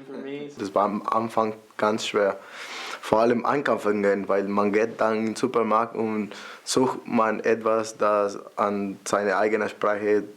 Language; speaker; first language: German; non-native, fluent; Spanish